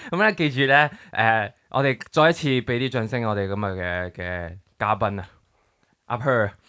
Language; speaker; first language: Cantonese; native; Cantonese